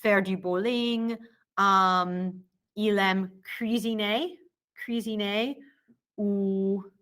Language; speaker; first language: French; non-native, fluent; English